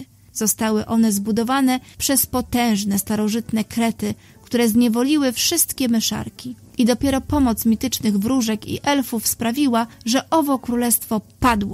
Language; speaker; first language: Polish; native; Polish